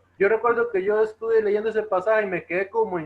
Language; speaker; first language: Spanish; native; Spanish